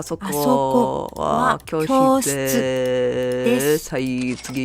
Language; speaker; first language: Japanese; non-native, learner; English